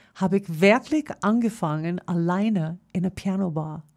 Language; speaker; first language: German; non-native, fluent; English